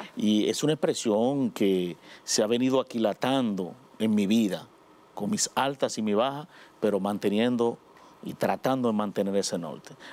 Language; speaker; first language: Spanish; native; Spanish